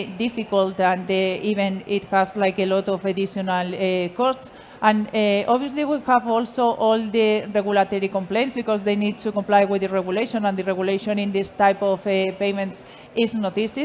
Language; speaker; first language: English; non-native, fluent; Spanish